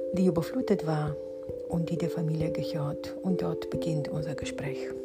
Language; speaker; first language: German; non-native, fluent; Bulgarian